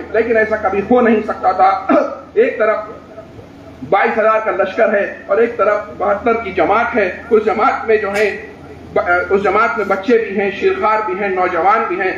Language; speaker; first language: Urdu; native; Urdu